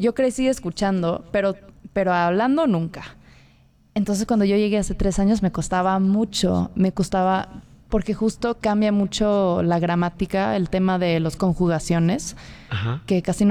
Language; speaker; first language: Spanish; non-native, fluent; Swedish